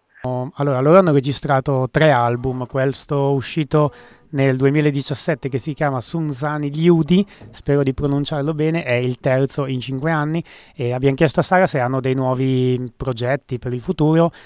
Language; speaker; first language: Italian; native; Italian